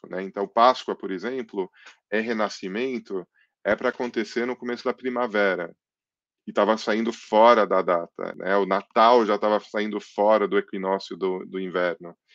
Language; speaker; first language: Portuguese; early bilingual, other home language; English